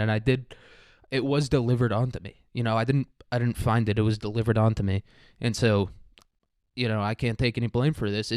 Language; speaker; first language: English; native; English